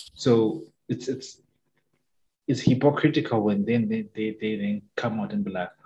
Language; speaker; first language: English; non-native, local second language; Shona